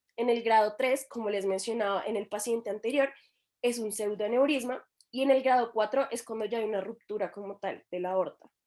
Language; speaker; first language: Spanish; native; Spanish